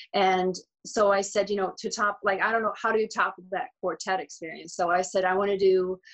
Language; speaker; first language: English; early bilingual, other home language; Georgian